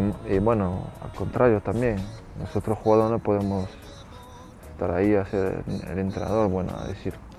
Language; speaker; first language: Spanish; non-native, fluent; French